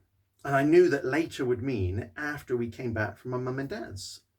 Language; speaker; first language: English; native; English